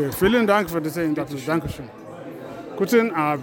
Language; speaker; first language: German; non-native, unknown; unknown